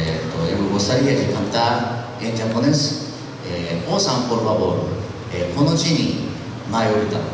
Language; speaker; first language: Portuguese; non-native, learner; Japanese